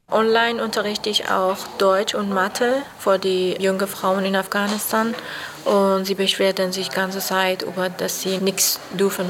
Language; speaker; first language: German; non-native, learner; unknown